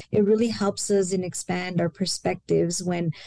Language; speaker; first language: English; early bilingual, other home language; Spanish